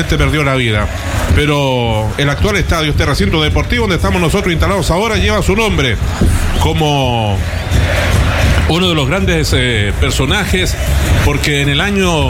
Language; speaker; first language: Spanish; native; Spanish